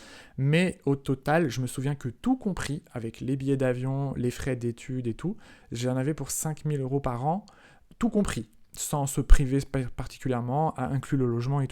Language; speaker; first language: French; native; French